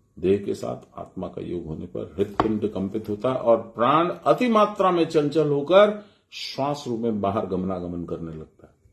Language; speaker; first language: Hindi; native; Hindi